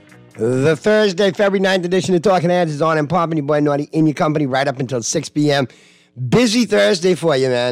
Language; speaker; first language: English; native; English